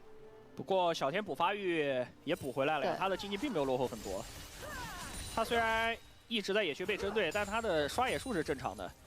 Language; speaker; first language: Chinese; native; Chinese